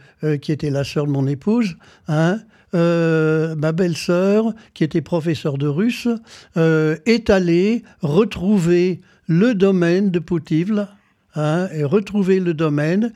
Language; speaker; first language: French; native; French